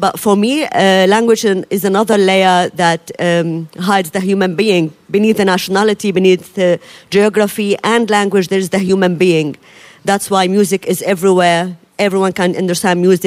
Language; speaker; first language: English; non-native, fluent; Arabic